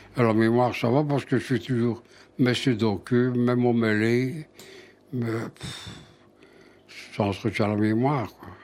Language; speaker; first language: French; native; French